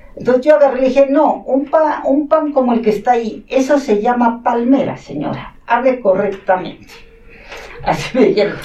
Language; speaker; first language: Spanish; non-native, local second language; Catalan